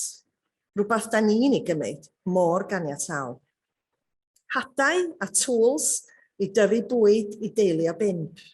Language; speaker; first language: Welsh; native; Welsh